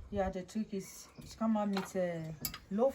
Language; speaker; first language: German; non-native, learner; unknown